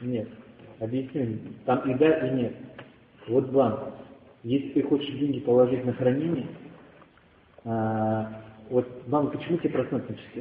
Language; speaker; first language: Russian; native; Russian